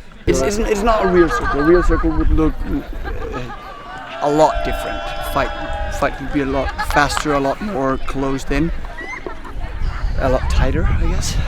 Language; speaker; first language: English; non-native, fluent; Danish